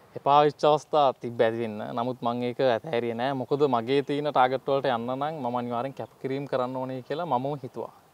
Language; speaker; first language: Sinhala; native; Sinhala